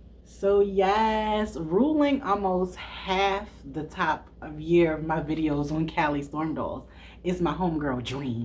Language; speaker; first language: English; native; English